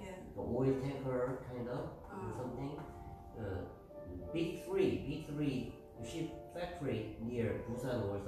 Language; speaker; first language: English; non-native, learner; Korean